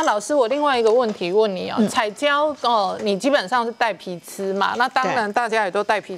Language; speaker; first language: Chinese; native; Chinese